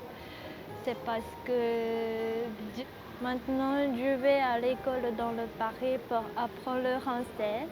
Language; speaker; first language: French; non-native, learner; Japanese